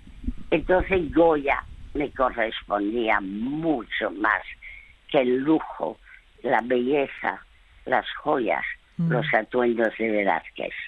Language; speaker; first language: Spanish; early bilingual, other home language; French